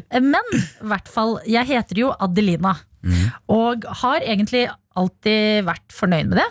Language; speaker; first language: Norwegian; native; Norwegian